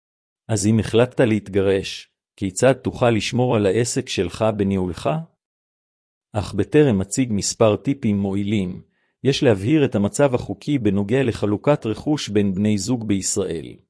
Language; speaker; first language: Hebrew; native; Hebrew